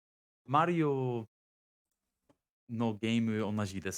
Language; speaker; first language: Japanese; non-native, learner; English